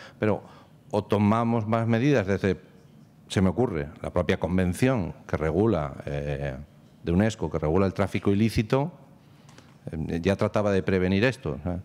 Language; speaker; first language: Spanish; native; Spanish